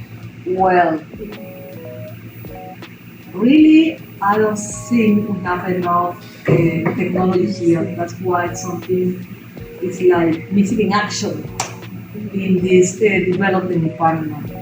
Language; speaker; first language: English; non-native, learner; Spanish